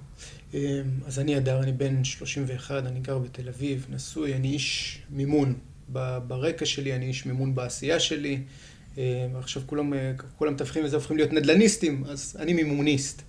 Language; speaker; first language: Hebrew; native; Hebrew